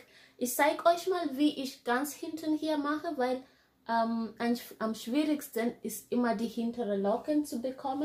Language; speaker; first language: German; non-native, fluent; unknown